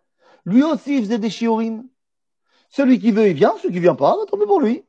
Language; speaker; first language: French; native; French